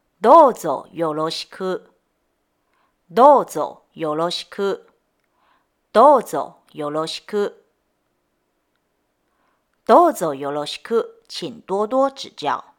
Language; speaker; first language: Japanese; non-native, fluent; Chinese